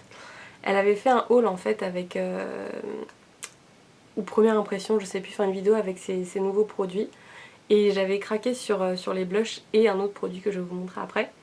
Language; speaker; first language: French; native; French